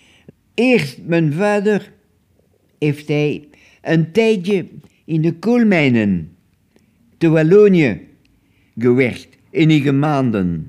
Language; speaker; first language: Dutch; non-native, local second language; French